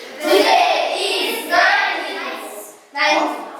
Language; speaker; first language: English; non-native, learner; Kazakh